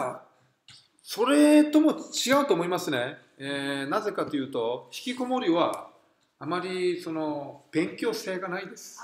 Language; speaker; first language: Japanese; non-native, fluent; Korean